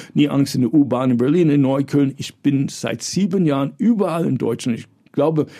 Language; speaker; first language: German; early bilingual, other home language; English